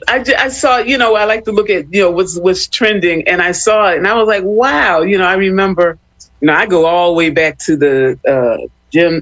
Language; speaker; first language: English; native; English